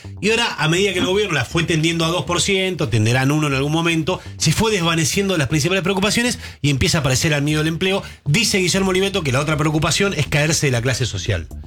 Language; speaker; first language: Spanish; native; Spanish